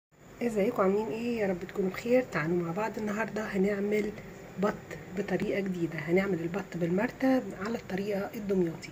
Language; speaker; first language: Arabic; native; Arabic